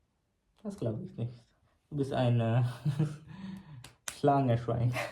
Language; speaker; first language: German; non-native, learner; Malayalam